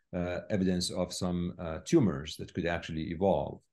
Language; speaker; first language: English; non-native, fluent; Arabic